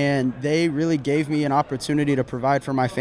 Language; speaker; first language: English; native; English